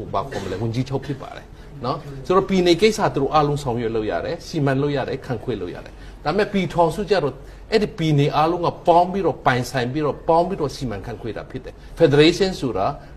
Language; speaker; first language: Burmese; non-native, local second language; Hakha Chin